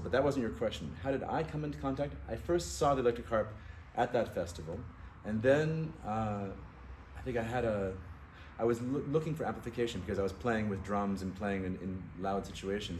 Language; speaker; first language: English; non-native, fluent; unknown